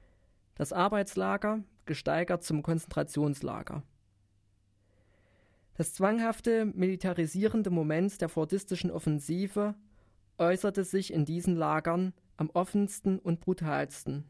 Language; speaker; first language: German; native; German